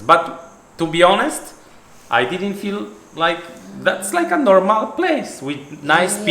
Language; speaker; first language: English; non-native, fluent; Polish